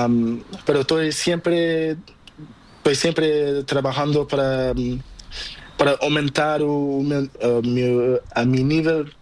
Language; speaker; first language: Spanish; non-native, learner; Portuguese